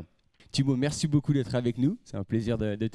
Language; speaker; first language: French; native; French